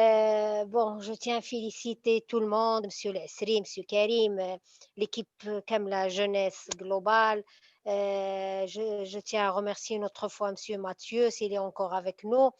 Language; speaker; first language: French; non-native, local second language; Arabic